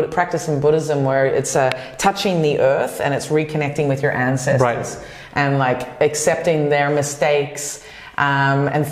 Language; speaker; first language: English; native; English